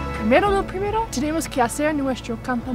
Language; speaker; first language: Spanish; non-native, learner; English